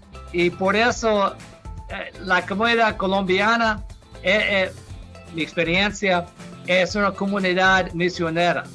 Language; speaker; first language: Spanish; non-native, fluent; English